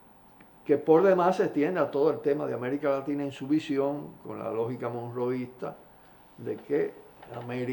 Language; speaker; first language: Spanish; native; Spanish